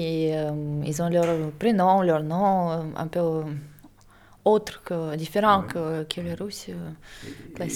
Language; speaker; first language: French; non-native, fluent; Russian